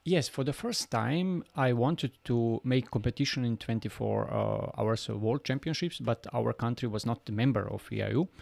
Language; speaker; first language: English; non-native, learner; Bosnian